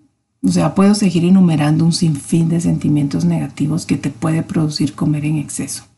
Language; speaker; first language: Spanish; native; Spanish